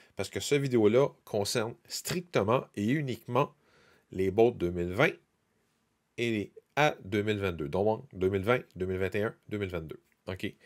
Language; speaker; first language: French; native; French